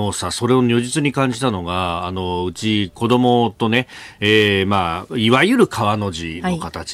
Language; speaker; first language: Japanese; native; Japanese